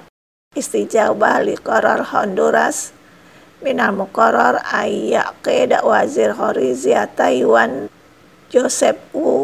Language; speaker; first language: Arabic; non-native, fluent; Indonesian